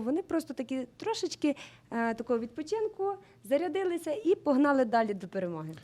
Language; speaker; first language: Ukrainian; native; Ukrainian